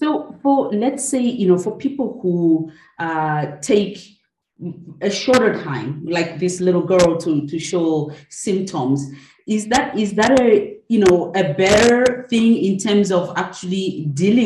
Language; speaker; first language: English; non-native, local second language; Shona